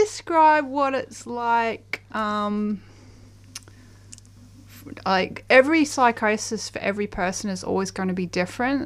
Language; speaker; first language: English; native; English